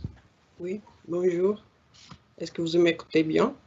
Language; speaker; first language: French; non-native, learner; Portuguese